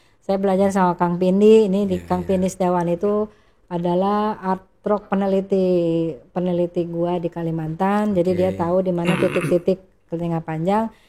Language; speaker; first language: Indonesian; native; Indonesian